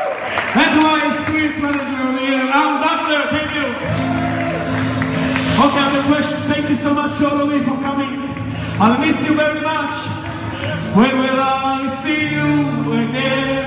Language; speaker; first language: English; non-native, fluent; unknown